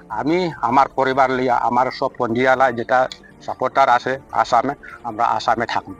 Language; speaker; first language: Bangla; non-native, local second language; Khasi